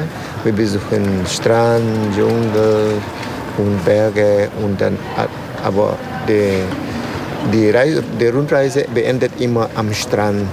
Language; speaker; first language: German; non-native, learner; Spanish